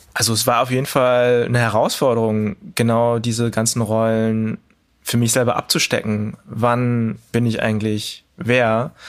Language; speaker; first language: German; early bilingual, other home language; Cantonese